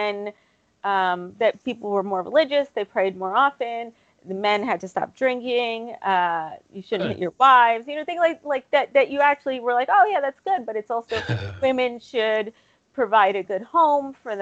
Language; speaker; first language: English; native; English